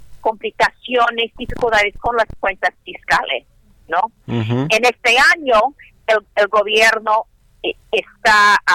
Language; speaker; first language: Spanish; non-native, learner; English